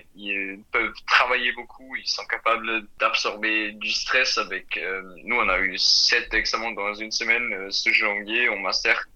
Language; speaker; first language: French; non-native, fluent; German